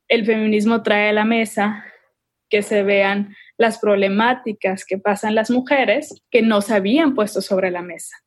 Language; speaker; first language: Spanish; native; Spanish